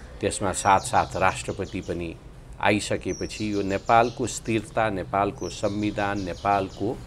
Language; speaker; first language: Nepali; native; Nepali